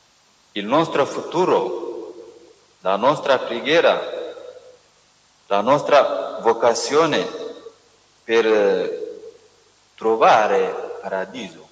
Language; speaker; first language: Italian; non-native, learner; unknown